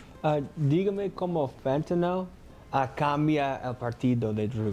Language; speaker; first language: Spanish; non-native, learner; English